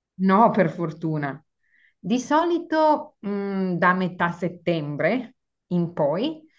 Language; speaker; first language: Italian; native; Italian